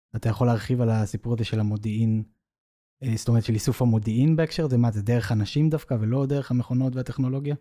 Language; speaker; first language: Hebrew; native; Hebrew